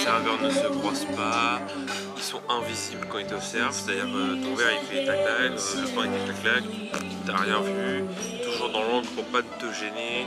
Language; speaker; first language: French; native; French